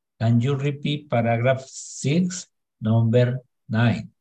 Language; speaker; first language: English; non-native, learner; Spanish